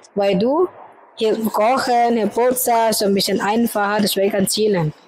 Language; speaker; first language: German; non-native, learner; Indonesian